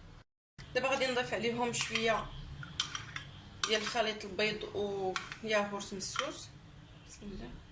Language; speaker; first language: Arabic; native; Arabic